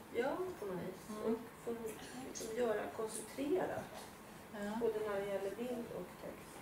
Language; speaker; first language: Swedish; native; Swedish